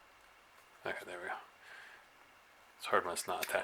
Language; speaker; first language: English; native; English